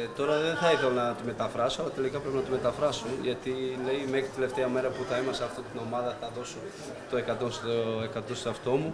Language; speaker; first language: Greek; non-native, fluent; Portuguese